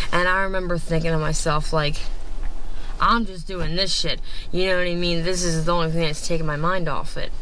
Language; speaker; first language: English; native; English